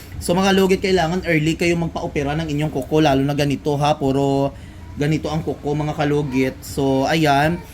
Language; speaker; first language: Filipino; non-native, local second language; Cebuano